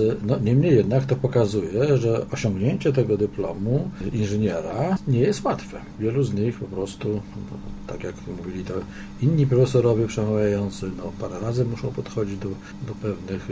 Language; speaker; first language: Polish; native; Polish